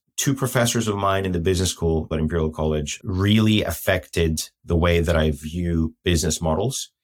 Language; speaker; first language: English; non-native, fluent; Greek